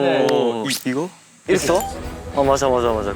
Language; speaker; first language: Korean; non-native, learner; Japanese